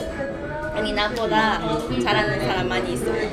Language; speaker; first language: Korean; non-native, learner; Japanese